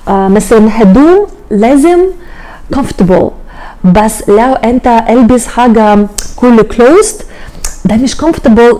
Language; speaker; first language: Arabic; non-native, learner; Russian